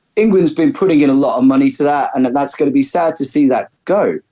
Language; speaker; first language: English; native; English